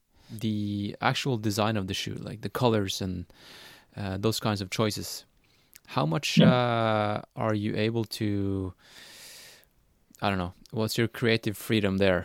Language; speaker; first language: English; non-native, fluent; Norwegian